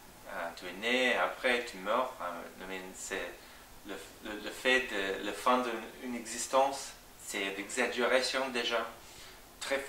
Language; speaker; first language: French; non-native, fluent; English